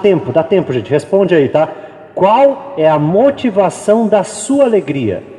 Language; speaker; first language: Portuguese; native; Portuguese